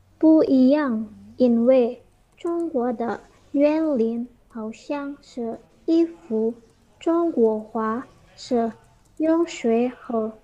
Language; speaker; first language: Chinese; non-native, learner; Indonesian